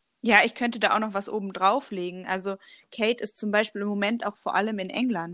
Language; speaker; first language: German; native; German